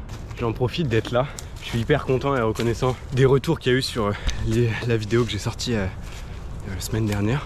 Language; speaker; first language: French; native; French